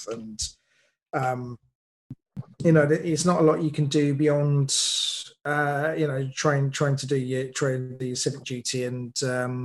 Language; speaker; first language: English; native; English